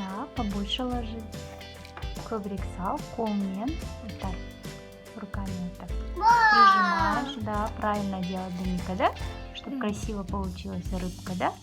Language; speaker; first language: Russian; non-native, local second language; Kazakh